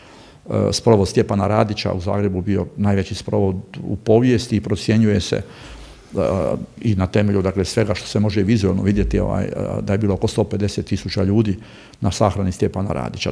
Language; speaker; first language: Croatian; native; Croatian